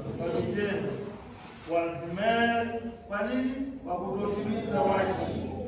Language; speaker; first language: Swahili; native; Swahili